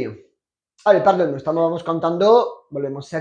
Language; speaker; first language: Spanish; non-native, fluent; French